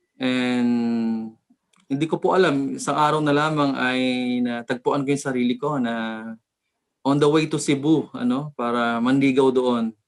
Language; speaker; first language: Filipino; native; Filipino